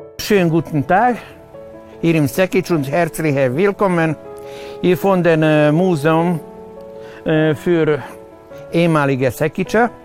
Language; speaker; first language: German; non-native, learner; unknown